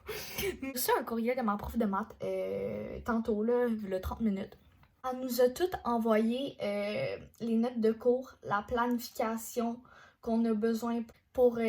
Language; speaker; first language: French; native; French